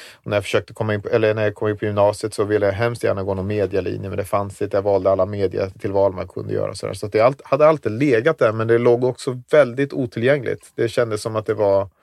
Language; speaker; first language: Swedish; native; Swedish